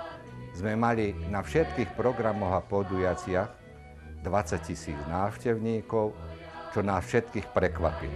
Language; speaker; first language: Slovak; native; Slovak